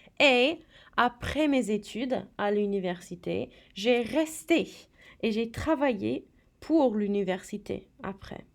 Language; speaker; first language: French; non-native, fluent; English